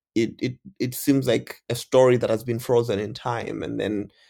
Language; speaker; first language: English; non-native, local second language; Bemba